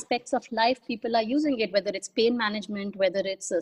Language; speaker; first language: English; non-native, local second language; Hindi